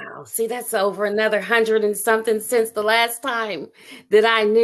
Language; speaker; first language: English; native; English